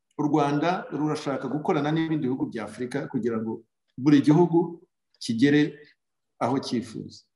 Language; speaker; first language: Kinyarwanda; native; Kinyarwanda